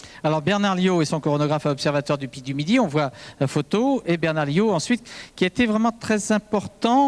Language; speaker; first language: French; native; French